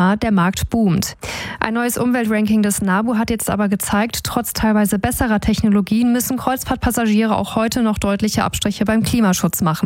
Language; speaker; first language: German; native; German